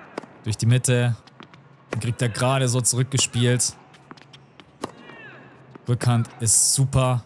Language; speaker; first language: German; native; German